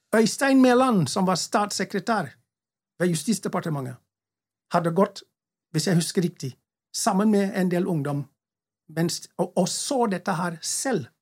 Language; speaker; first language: Norwegian; non-native, fluent; English